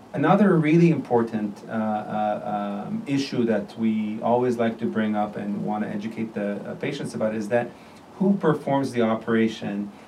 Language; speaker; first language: English; non-native, fluent; Arabic